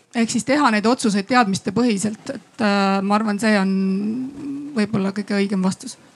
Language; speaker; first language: Estonian; native; Estonian